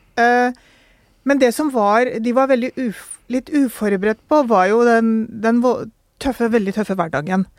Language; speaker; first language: Norwegian; early bilingual, other home language; Urdu